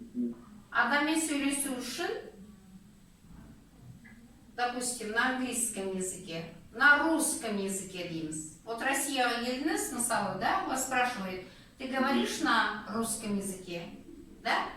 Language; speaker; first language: Russian; non-native, local second language; Kazakh